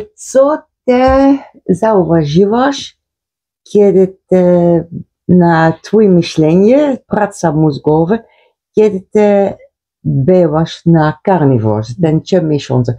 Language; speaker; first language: Polish; non-native, learner; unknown